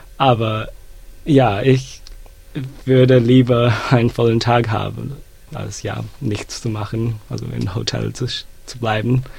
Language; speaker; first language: German; non-native, fluent; Chinese